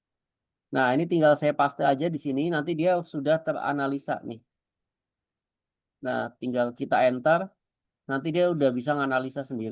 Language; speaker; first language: Indonesian; native; Indonesian